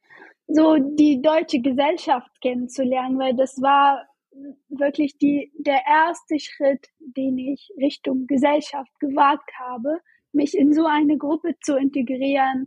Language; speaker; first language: German; non-native, fluent; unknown